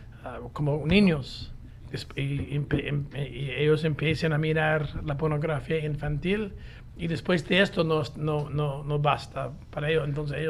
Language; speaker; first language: Spanish; non-native, fluent; English